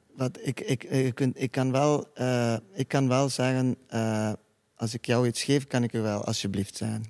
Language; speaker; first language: Dutch; non-native, fluent; Icelandic